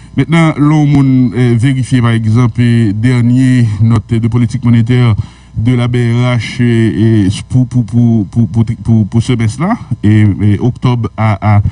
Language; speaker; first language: French; non-native, local second language; Haitian Creole